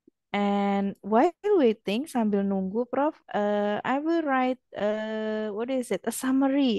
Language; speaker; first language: English; non-native, fluent; Indonesian